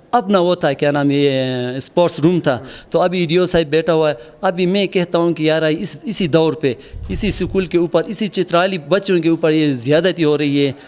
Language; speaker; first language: Urdu; non-native, local second language; Khowar